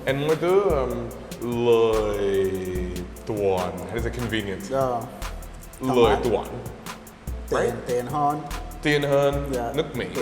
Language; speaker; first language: Vietnamese; non-native, learner; English